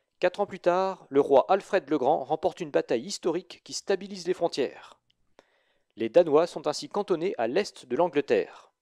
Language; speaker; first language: French; native; French